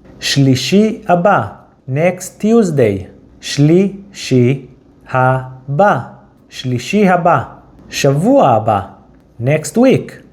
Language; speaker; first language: Hebrew; native; Hebrew